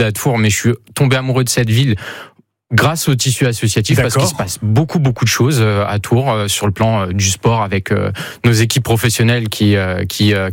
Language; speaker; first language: French; native; French